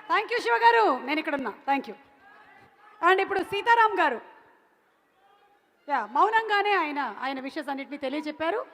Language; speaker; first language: Telugu; native; Telugu